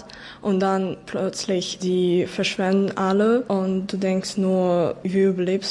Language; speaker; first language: German; non-native, fluent; Ukrainian